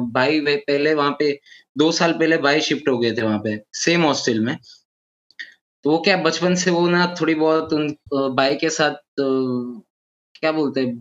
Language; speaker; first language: Hindi; non-native, local second language; Gujarati